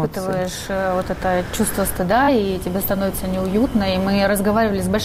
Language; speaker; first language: Russian; native; Russian